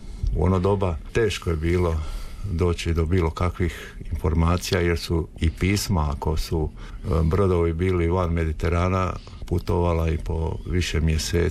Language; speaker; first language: Croatian; native; Croatian